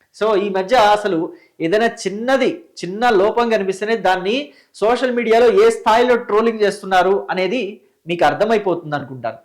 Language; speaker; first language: Telugu; native; Telugu